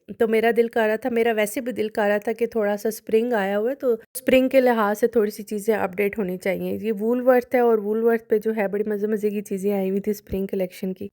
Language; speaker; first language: Urdu; non-native, local second language; Punjabi